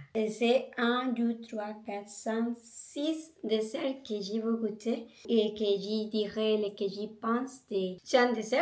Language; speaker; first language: French; non-native, learner; Spanish